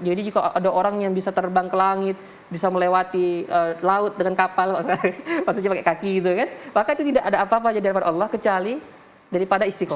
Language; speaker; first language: Indonesian; native; Indonesian